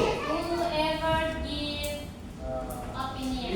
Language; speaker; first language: English; non-native, local second language; Indonesian